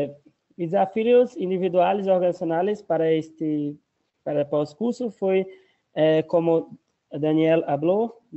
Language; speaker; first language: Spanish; non-native, learner; Portuguese